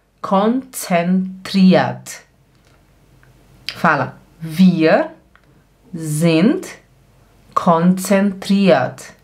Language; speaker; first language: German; non-native, fluent; Portuguese